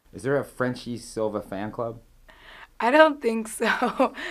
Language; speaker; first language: English; native; English